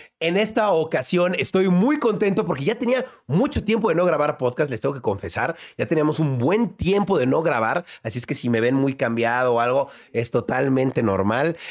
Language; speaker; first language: Spanish; native; Spanish